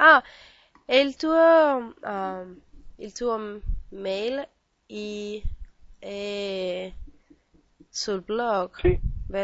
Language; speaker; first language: Italian; non-native, learner; Spanish